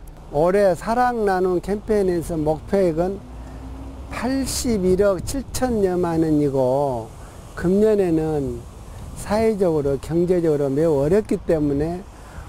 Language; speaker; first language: Korean; native; Korean